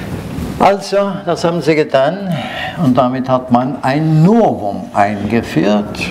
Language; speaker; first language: German; non-native, fluent; Norwegian